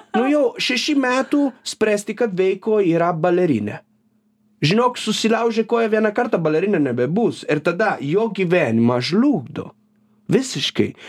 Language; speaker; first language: Lithuanian; non-native, fluent; Italian